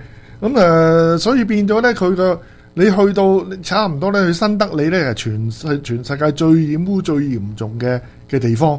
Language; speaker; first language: Chinese; native; Chinese